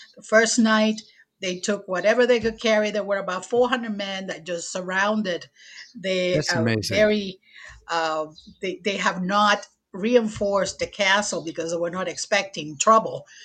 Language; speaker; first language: English; non-native, fluent; Spanish